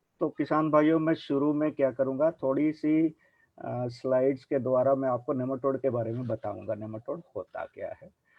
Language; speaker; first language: Hindi; non-native, local second language; Punjabi